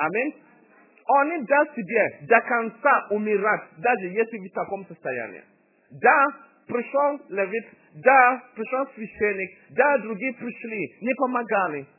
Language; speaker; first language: Russian; non-native, fluent; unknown